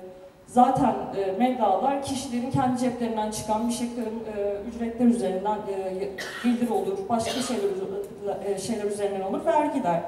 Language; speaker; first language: Turkish; native; Turkish